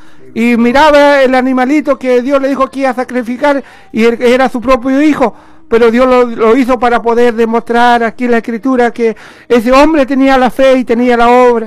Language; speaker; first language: Spanish; native; Spanish